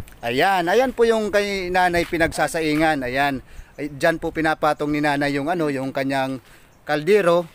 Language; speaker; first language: Filipino; non-native, local second language; Waray